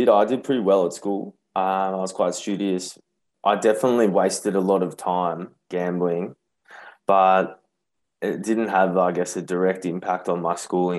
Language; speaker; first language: English; native; English